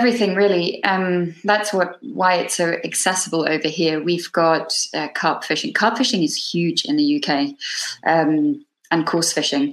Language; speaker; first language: English; native; English